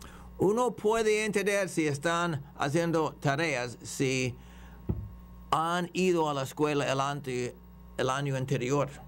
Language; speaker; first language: Spanish; non-native, fluent; English